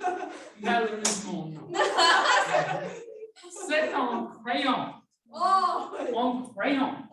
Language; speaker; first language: French; non-native, fluent; English